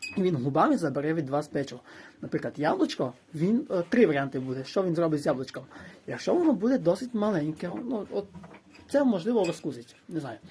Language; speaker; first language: Ukrainian; native; Ukrainian